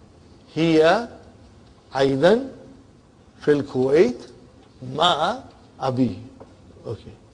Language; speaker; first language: Arabic; non-native, fluent; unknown